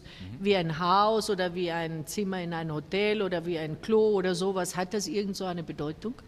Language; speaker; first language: German; non-native, fluent; Spanish